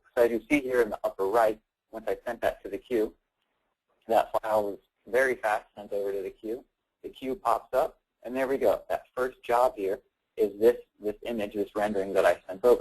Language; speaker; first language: English; native; English